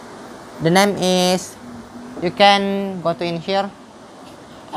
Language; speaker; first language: English; non-native, learner; Indonesian